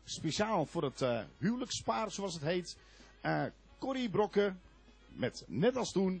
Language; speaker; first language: Dutch; native; Dutch